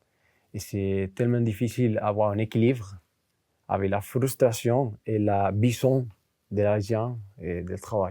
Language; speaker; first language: French; non-native, fluent; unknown